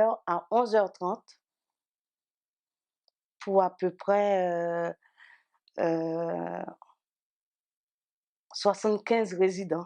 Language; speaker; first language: French; native; French